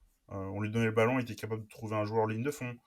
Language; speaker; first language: French; native; French